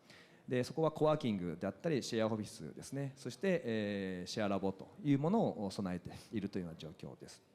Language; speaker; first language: Japanese; native; Japanese